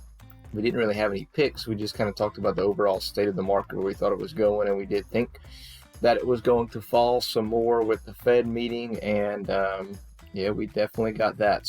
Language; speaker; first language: English; native; English